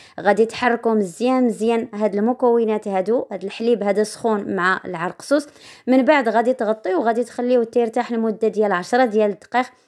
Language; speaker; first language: Arabic; native; Arabic